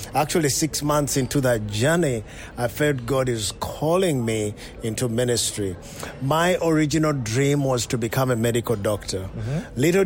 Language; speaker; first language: English; non-native, local second language; Ganda